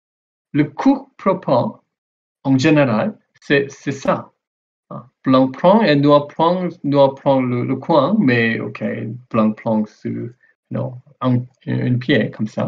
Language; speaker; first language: French; non-native, learner; Korean